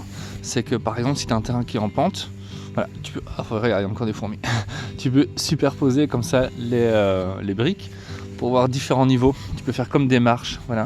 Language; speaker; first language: French; native; French